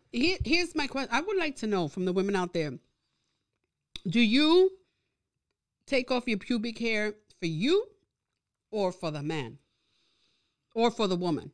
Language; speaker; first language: English; early bilingual, other home language; Spanish